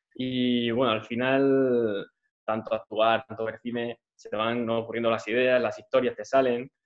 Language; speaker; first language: Spanish; native; Spanish